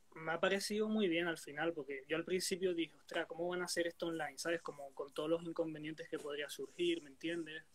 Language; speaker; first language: Spanish; native; Spanish